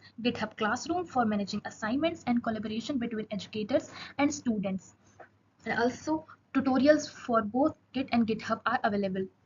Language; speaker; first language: English; non-native, local second language; Hindi